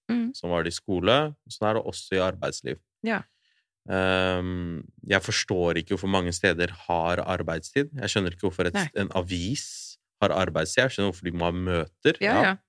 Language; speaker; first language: Norwegian; early bilingual, other home language; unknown